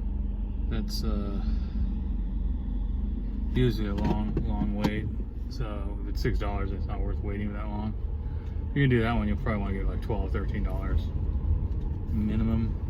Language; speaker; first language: English; native; English